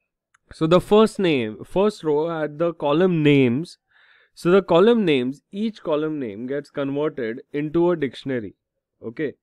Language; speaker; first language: English; non-native, local second language; Hindi